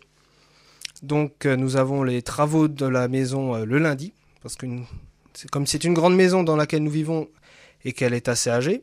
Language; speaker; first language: French; native; French